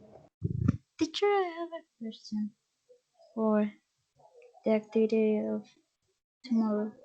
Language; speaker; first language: English; non-native, fluent; Spanish